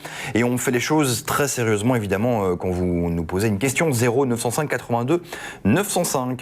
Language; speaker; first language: French; native; French